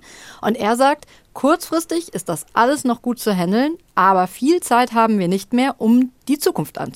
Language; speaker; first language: German; native; German